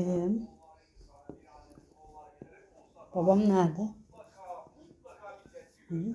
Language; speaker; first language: Turkish; non-native, learner; Uzbek